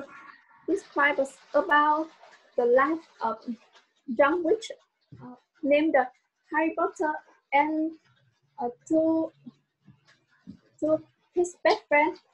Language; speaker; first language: English; non-native, learner; Vietnamese